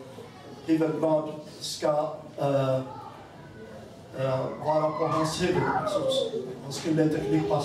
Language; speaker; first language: Swedish; non-native, fluent; Amharic